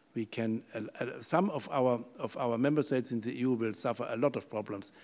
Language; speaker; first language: English; non-native, fluent; German